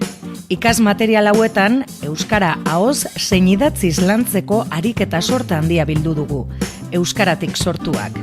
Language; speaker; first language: Basque; native; Basque